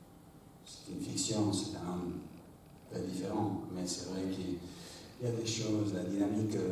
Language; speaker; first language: French; non-native, fluent; English